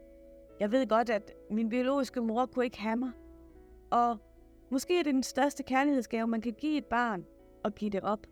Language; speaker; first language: Danish; native; Danish